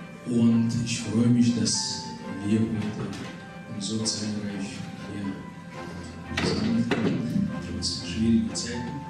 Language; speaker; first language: German; non-native, fluent; Russian